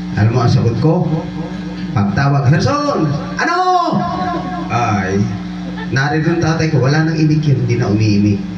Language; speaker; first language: Filipino; non-native, local second language; Bikol